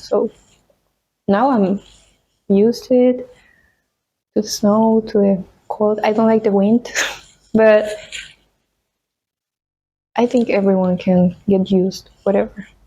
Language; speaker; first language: English; non-native, fluent; Spanish